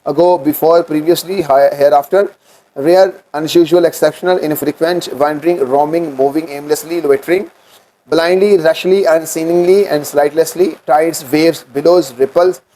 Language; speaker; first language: English; non-native, local second language; Urdu